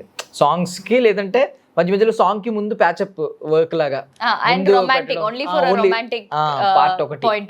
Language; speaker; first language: Telugu; native; Telugu